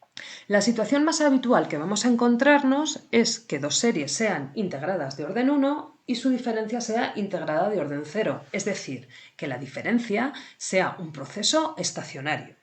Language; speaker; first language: Spanish; native; Spanish